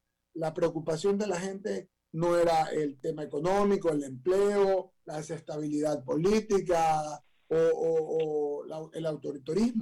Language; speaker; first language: Spanish; native; Spanish